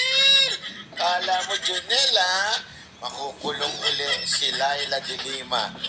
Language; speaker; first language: Filipino; non-native, local second language; Cebuano